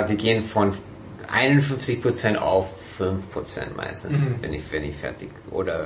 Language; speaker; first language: German; non-native, fluent; English